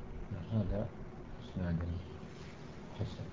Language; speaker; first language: Arabic; native; Arabic